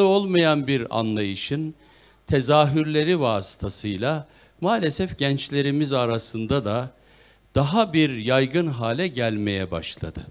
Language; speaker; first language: Turkish; native; Turkish